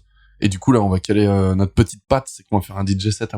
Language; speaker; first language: French; native; French